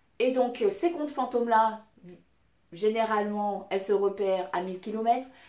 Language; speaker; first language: French; early bilingual, other home language; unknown